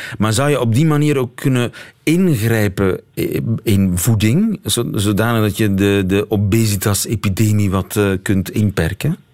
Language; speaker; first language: Dutch; native; Dutch